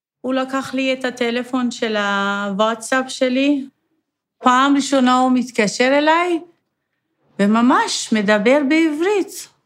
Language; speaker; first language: Hebrew; non-native, fluent; Persian